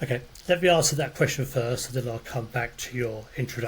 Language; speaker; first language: English; native; English